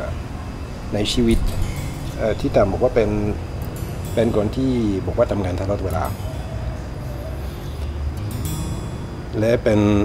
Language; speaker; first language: Thai; non-native, learner; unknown